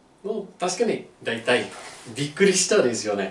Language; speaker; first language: Japanese; non-native, learner; English